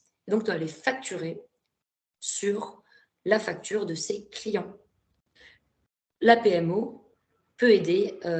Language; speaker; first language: French; native; French